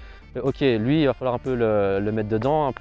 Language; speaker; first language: French; native; French